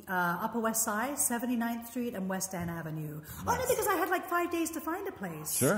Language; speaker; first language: English; native; English